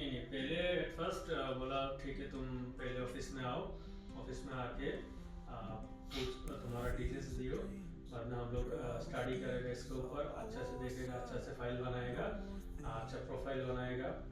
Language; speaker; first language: Hindi; non-native, local second language; Bangla